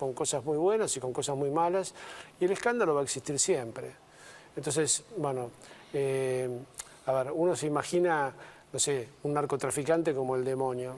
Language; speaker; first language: Spanish; native; Spanish